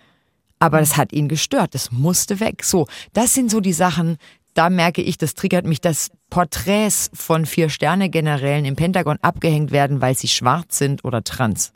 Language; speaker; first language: German; native; German